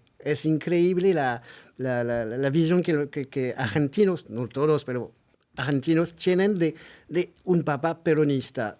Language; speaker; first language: Spanish; non-native, fluent; French